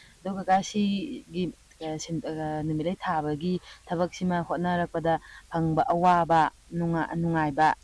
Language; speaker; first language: Manipuri; native; Manipuri